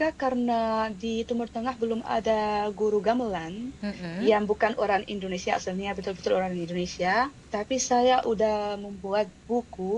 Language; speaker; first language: Indonesian; non-native, fluent; Arabic